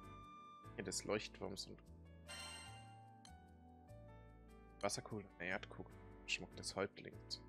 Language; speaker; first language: German; native; German